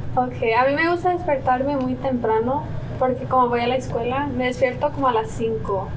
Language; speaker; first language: Spanish; early bilingual, other home language; English